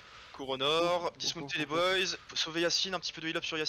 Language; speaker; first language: French; native; French